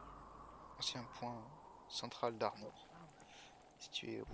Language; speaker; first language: French; native; French